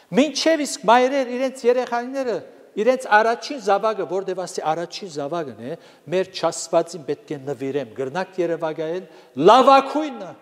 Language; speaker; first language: Armenian; native; Armenian